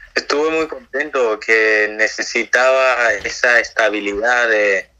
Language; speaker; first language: Spanish; non-native, fluent; Nigerian Pidgin